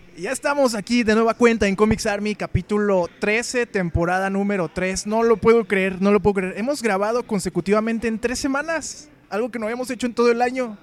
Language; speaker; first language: Spanish; native; Spanish